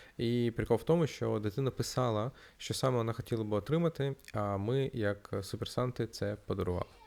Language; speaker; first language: Ukrainian; native; Ukrainian